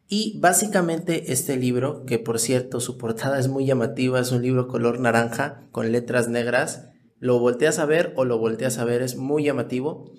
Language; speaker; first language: Spanish; native; Spanish